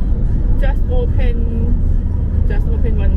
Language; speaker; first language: English; non-native, learner; Thai